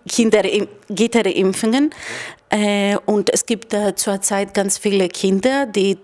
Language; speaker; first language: German; non-native, fluent; Greek